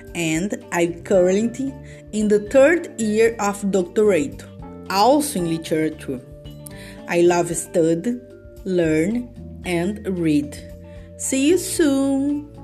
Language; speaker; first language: English; non-native, learner; Portuguese